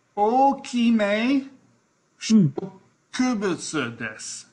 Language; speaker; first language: Japanese; non-native, learner; English